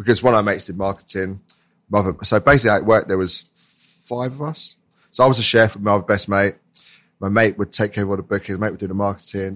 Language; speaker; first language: English; native; English